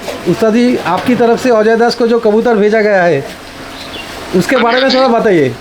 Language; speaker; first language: Hindi; non-native, local second language; Bangla